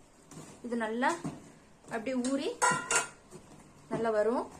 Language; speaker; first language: Tamil; native; Tamil